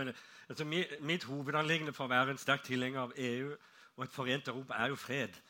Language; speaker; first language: Norwegian; native; Norwegian